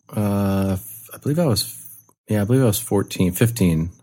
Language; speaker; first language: English; native; English